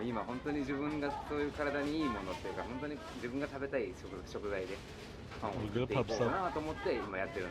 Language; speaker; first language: Japanese; native; Japanese